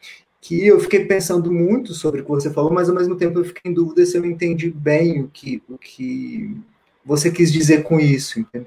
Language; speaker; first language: Portuguese; native; Portuguese